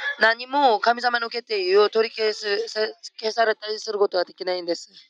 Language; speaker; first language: Japanese; non-native, fluent; Korean